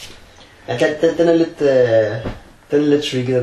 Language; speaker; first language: Danish; native; Danish